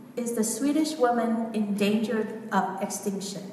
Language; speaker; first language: English; non-native, fluent; Vietnamese